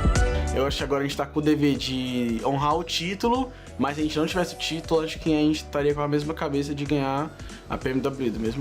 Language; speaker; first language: Portuguese; native; Portuguese